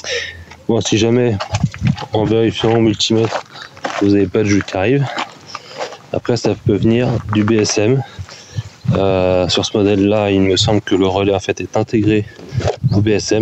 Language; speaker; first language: French; native; French